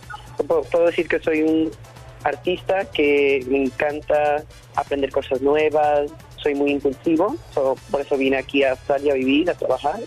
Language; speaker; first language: Spanish; early bilingual, heritage; Spanish